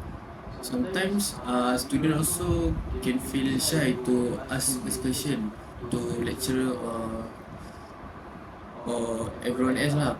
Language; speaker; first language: English; non-native, learner; Malay